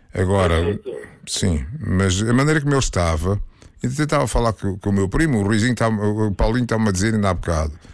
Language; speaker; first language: Portuguese; native; Portuguese